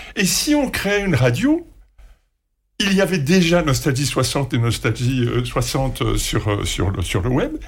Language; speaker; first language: French; native; French